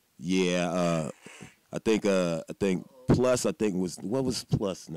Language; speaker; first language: English; native; English